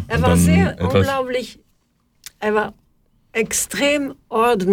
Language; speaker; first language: German; non-native, fluent; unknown